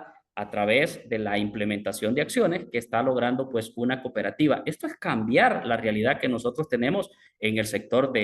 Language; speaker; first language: Spanish; native; Spanish